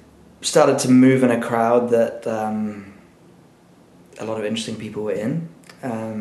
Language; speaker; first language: English; native; English